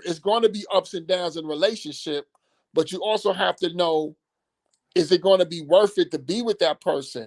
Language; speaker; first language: English; native; English